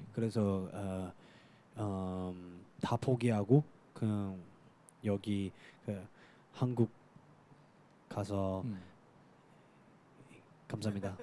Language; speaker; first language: Korean; non-native, fluent; Cantonese